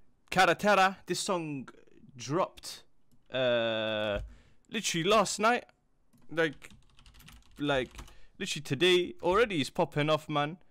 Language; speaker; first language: English; native; English